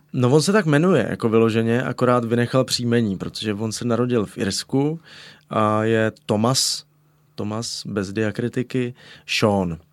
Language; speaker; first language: Czech; native; Czech